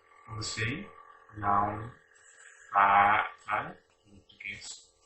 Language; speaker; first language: Portuguese; non-native, learner; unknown